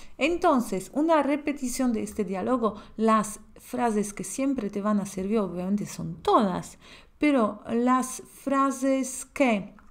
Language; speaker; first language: Spanish; non-native, fluent; Polish